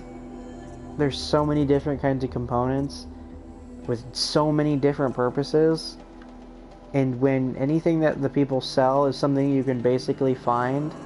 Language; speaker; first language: English; native; English